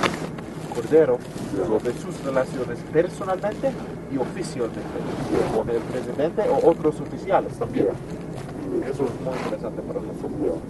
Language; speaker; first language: Spanish; non-native, learner; English